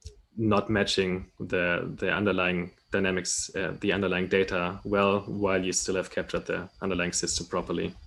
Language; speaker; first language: English; non-native, fluent; German